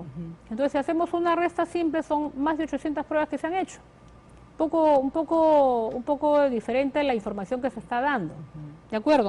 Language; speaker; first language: Spanish; native; Spanish